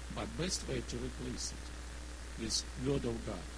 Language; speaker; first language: English; non-native, learner; Ukrainian